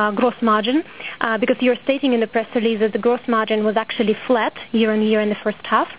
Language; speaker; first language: English; non-native, fluent; Russian